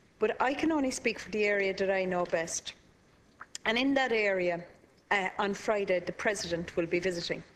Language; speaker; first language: English; native; English